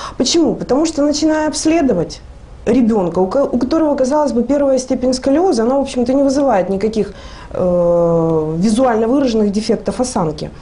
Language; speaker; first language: Russian; native; Russian